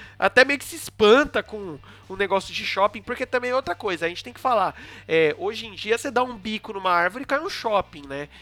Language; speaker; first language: Portuguese; native; Portuguese